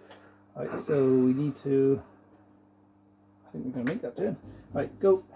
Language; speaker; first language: English; native; English